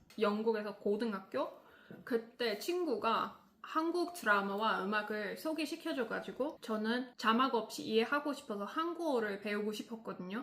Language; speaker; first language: Korean; non-native, fluent; English